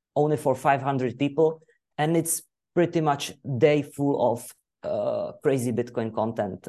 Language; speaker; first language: English; non-native, fluent; Czech